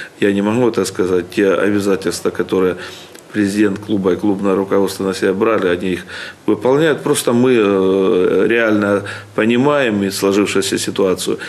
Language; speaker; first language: Russian; native; Russian